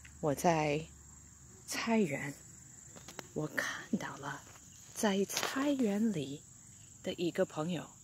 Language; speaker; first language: Chinese; non-native, fluent; English